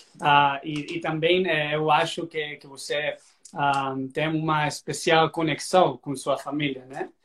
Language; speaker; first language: Portuguese; non-native, learner; Spanish